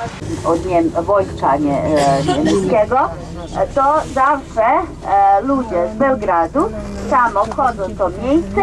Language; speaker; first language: Polish; non-native, learner; Serbian